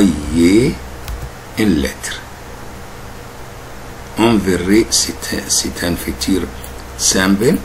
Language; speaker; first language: French; non-native, fluent; Arabic